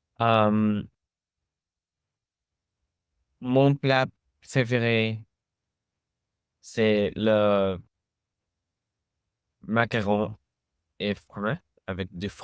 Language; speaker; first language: French; non-native, learner; English